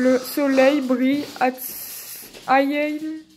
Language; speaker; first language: French; native; French